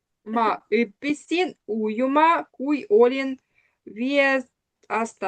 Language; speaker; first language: Estonian; non-native, learner; Russian